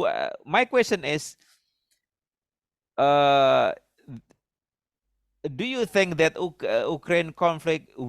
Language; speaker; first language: English; non-native, learner; Indonesian